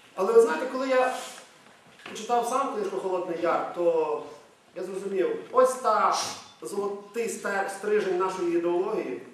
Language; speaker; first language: Ukrainian; native; Ukrainian